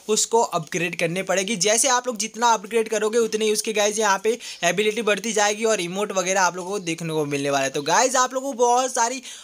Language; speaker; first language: Hindi; non-native, local second language; Gujarati